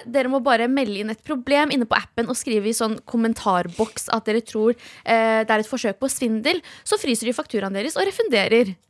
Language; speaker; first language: Norwegian; native; Norwegian